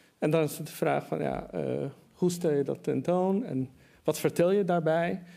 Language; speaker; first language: Dutch; early bilingual, other home language; Persian